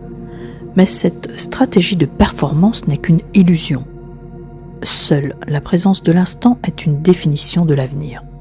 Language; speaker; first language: French; native; French